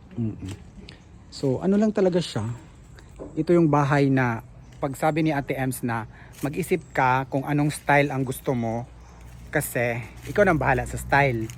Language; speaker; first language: Filipino; non-native, local second language; Cebuano